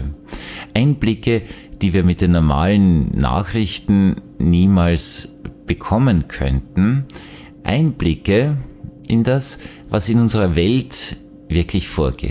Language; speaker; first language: German; native; German